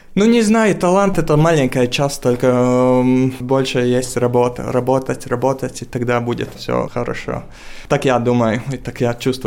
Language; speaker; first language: Russian; non-native, learner; Latvian